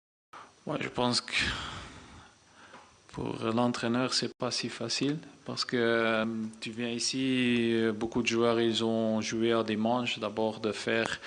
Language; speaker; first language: French; non-native, local second language; Dutch